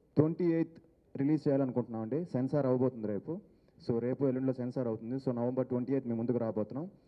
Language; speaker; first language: Telugu; native; Telugu